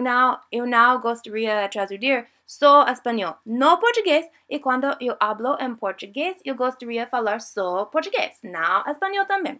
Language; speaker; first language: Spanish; non-native, learner; English